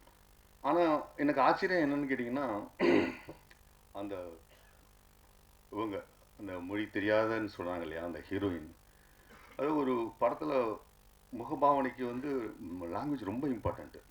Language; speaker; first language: Tamil; native; Tamil